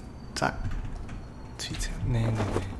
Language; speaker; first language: Korean; non-native, learner; English